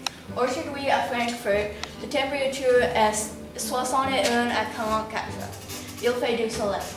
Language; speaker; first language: French; non-native, learner; English